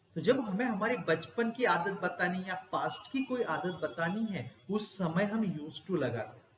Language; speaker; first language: Hindi; non-native, local second language; Gujarati